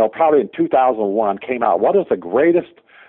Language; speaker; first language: English; native; English